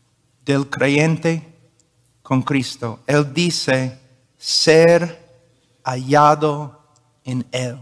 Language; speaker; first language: Spanish; non-native, fluent; English